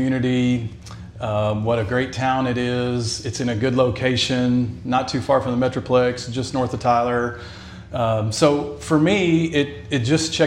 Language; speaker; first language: English; native; English